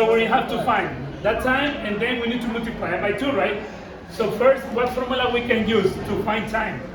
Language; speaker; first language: English; non-native, fluent; Spanish